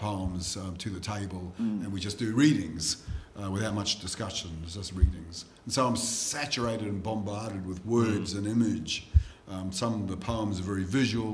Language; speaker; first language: English; non-native, local second language; Limburgish